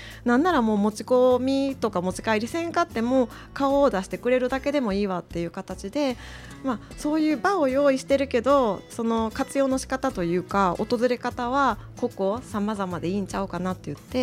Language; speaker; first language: Japanese; native; Japanese